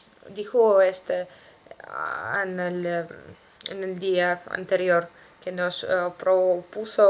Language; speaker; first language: Spanish; non-native, learner; Russian